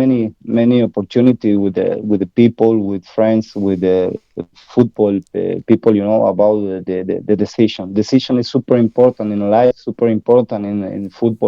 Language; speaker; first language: English; non-native, learner; Spanish